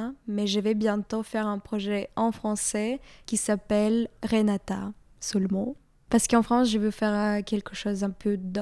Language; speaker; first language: French; non-native, fluent; Ukrainian